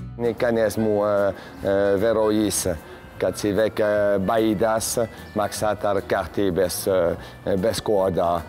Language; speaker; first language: Latvian; non-native, learner; French